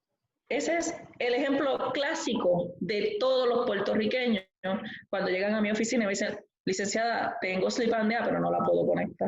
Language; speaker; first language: Spanish; native; Spanish